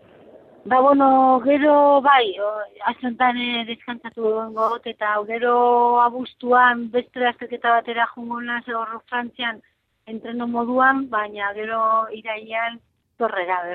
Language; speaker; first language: Basque; non-native, local second language; Spanish